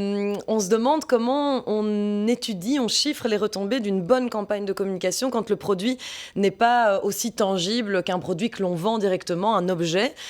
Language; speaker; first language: French; native; French